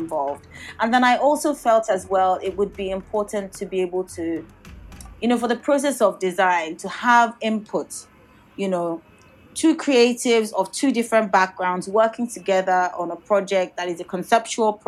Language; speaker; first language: English; non-native, local second language; Yoruba